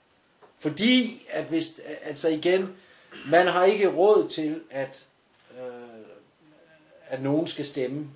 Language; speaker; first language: Danish; native; Danish